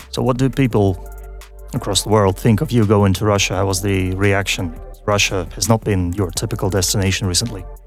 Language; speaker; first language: English; non-native, fluent; Russian